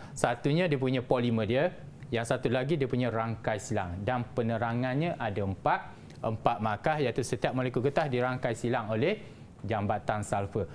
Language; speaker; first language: Malay; native; Malay